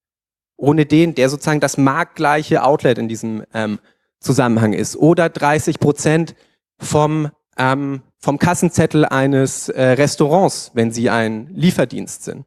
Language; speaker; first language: German; native; German